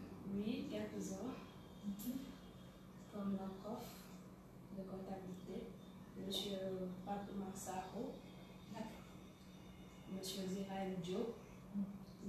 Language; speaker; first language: French; non-native, local second language; Wolof